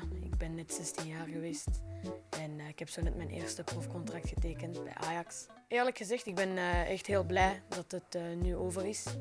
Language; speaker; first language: Dutch; non-native, local second language; French